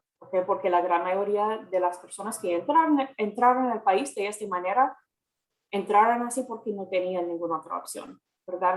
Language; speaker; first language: Spanish; non-native, fluent; English